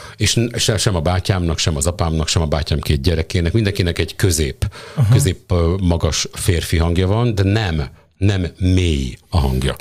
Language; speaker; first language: Hungarian; native; Hungarian